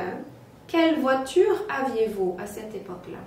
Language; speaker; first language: French; non-native, fluent; Polish